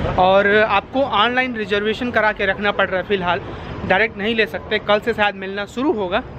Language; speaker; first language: Hindi; native; Hindi